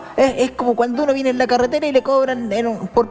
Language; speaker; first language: Spanish; native; Spanish